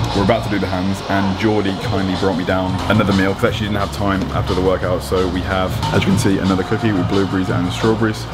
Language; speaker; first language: English; native; English